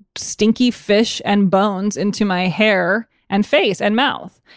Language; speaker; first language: English; native; English